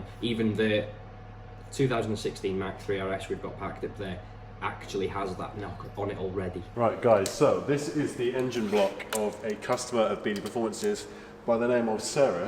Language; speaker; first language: English; native; English